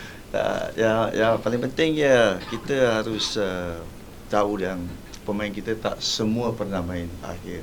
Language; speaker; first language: Malay; native; Malay